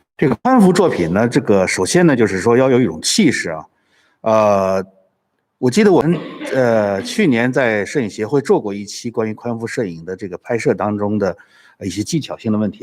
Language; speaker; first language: Chinese; native; Chinese